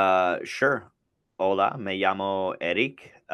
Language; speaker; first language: Spanish; non-native, learner; English